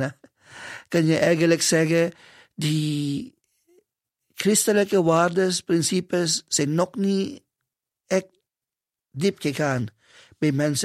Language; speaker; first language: Dutch; non-native, fluent; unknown